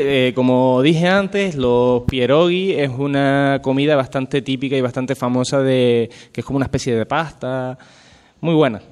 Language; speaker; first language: Spanish; native; Spanish